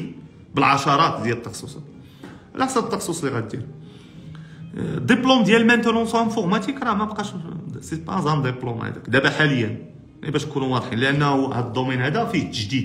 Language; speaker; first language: Arabic; native; Arabic